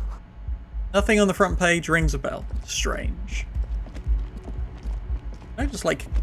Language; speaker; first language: English; native; English